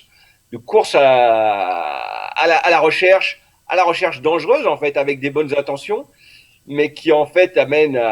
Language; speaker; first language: French; native; French